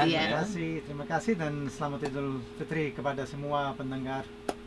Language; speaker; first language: Indonesian; non-native, fluent; English